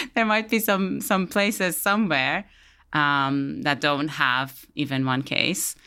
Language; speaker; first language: English; early bilingual, other home language; Persian